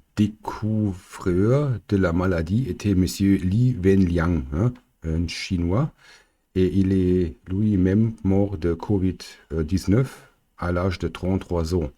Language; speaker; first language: French; non-native, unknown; German